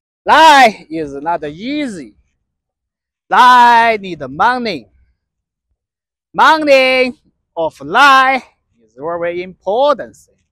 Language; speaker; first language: English; non-native, learner; Chinese